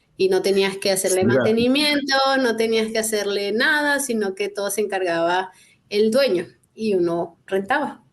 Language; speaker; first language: Spanish; native; Spanish